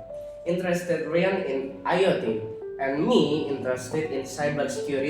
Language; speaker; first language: English; non-native, learner; Indonesian